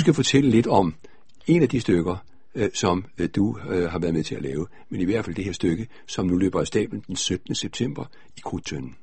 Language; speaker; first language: Danish; native; Danish